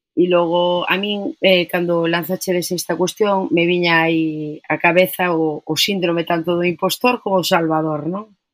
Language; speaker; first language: Galician; non-native, local second language; Spanish